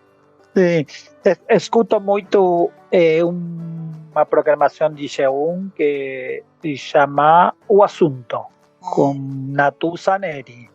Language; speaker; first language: Portuguese; non-native, learner; Spanish